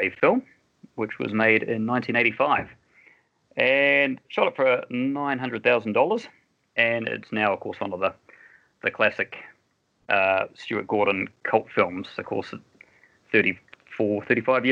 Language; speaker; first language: English; native; English